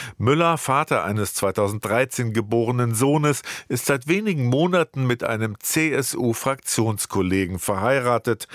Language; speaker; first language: German; native; German